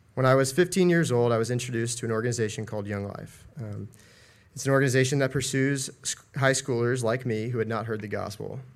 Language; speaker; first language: English; native; English